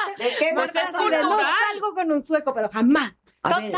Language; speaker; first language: Spanish; non-native, fluent; Swedish